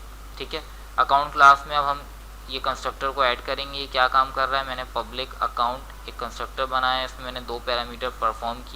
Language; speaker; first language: Hindi; native; Hindi